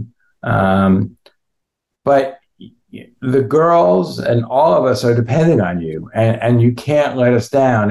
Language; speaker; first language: English; native; English